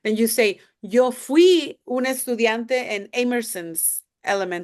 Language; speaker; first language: Spanish; non-native, fluent; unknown